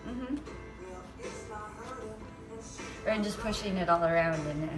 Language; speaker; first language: English; native; English